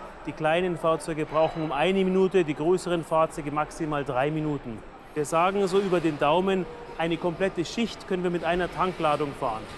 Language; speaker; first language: German; native; German